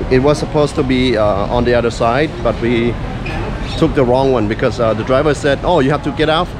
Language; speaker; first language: English; non-native, fluent; Thai